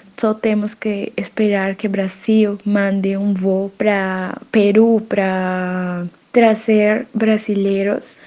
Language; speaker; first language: Portuguese; non-native, learner; Spanish